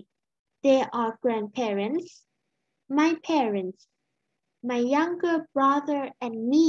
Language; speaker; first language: English; non-native, fluent; Lao